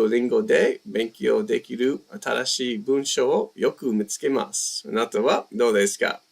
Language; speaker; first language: Japanese; non-native, learner; English